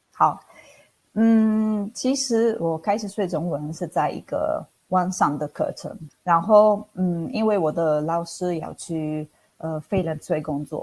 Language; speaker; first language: Chinese; non-native, fluent; Italian